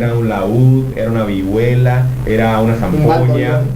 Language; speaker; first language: Spanish; native; Spanish